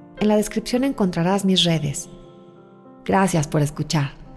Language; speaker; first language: Spanish; native; Spanish